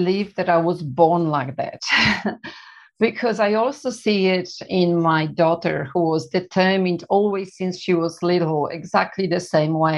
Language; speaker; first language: English; non-native, fluent; Polish